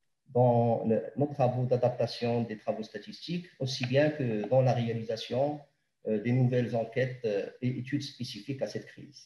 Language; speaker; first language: French; non-native, local second language; Arabic